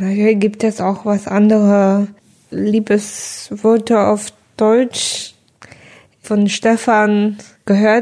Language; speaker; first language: German; non-native, learner; Chinese